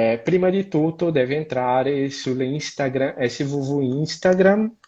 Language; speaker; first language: Italian; non-native, learner; Portuguese